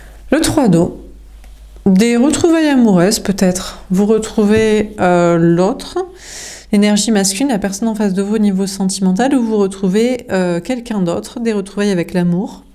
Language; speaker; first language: French; native; French